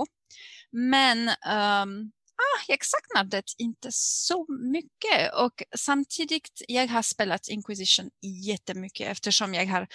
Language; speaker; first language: Swedish; non-native, fluent; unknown